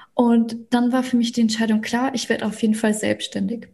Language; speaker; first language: German; early bilingual, other home language; Russian